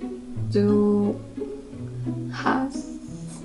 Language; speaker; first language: German; non-native, learner; Korean